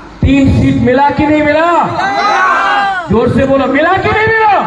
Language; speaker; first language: Hindi; non-native, local second language; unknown